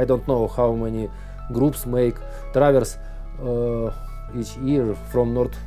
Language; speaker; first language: English; non-native, learner; Russian